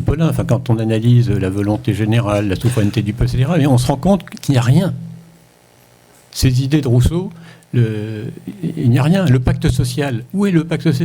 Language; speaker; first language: French; native; French